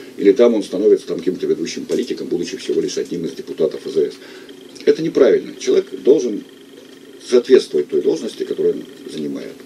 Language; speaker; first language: Russian; native; Russian